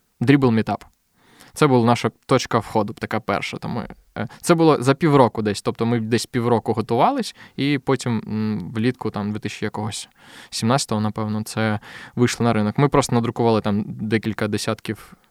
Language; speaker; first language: Ukrainian; non-native, local second language; Russian